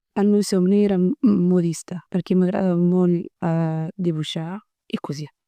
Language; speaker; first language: Catalan; early bilingual, other home language; Arabic